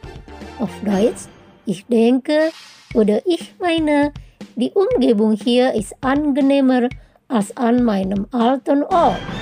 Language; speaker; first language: German; non-native, fluent; Indonesian